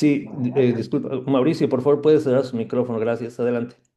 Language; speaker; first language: Spanish; native; Spanish